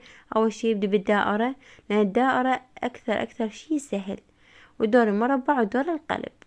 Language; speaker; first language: Arabic; native; Arabic